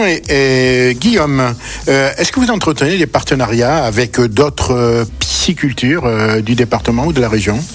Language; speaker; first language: French; native; French